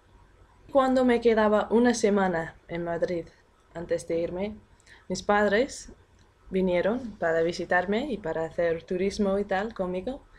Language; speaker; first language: Spanish; non-native, fluent; English